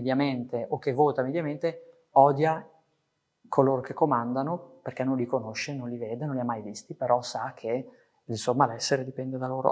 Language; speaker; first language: Italian; early bilingual, other home language; Persian